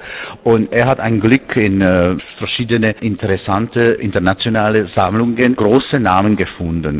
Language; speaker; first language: German; non-native, fluent; Czech